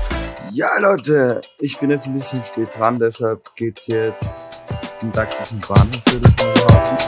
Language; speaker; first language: German; native; German